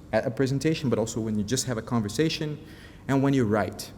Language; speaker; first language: English; non-native, fluent; Portuguese